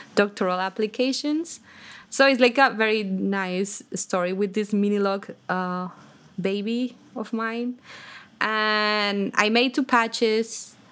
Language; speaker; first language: English; non-native, fluent; Spanish